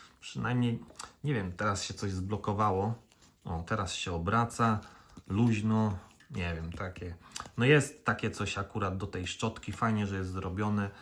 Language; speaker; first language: Polish; native; Polish